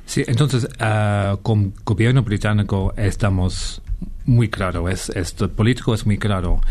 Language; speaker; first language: Spanish; non-native, fluent; English